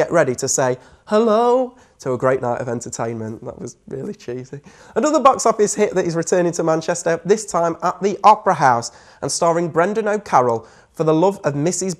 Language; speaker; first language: English; native; English